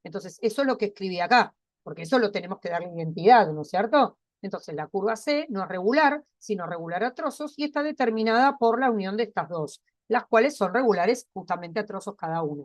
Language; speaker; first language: Spanish; native; Spanish